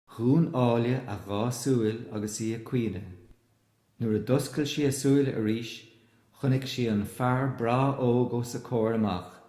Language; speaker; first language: Irish; native; Irish